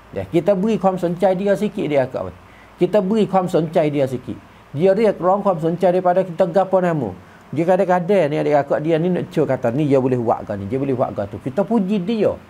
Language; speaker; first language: Malay; native; Malay